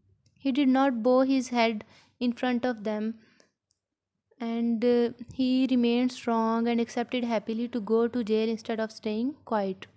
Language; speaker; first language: English; non-native, local second language; Urdu